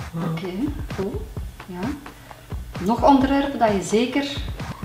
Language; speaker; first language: Dutch; native; Dutch